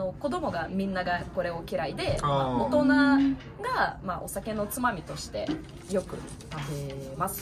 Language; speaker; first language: Japanese; non-native, fluent; Russian